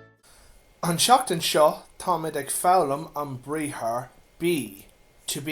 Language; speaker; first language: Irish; non-native, local second language; English